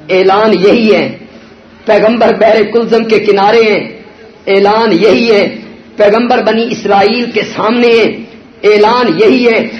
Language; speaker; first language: Urdu; non-native, local second language; Punjabi